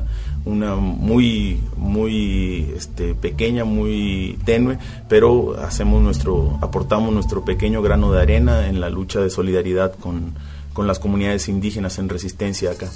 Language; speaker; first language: Spanish; native; Spanish